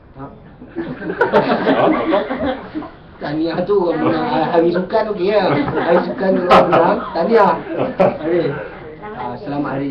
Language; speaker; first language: Malay; native; Malay